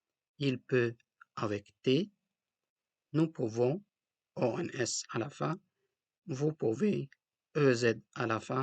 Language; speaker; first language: French; non-native, local second language; Arabic